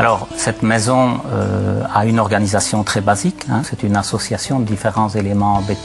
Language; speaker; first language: French; native; French